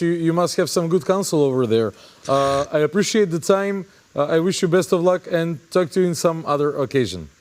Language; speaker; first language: English; non-native, fluent; Macedonian